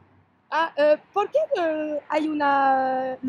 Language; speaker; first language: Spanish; non-native, learner; French